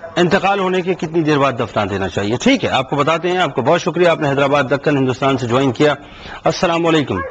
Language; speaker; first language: Urdu; native; Urdu